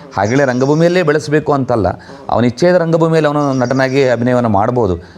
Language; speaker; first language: Kannada; non-native, local second language; Konkani